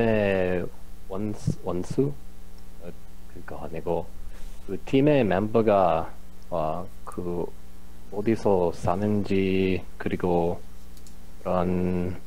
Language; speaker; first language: Korean; early bilingual, heritage; English